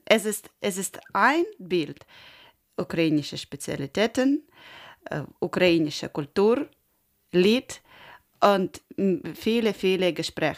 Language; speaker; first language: German; non-native, learner; Ukrainian